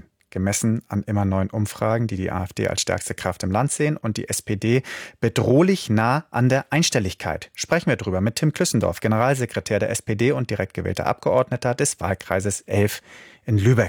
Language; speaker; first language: German; native; German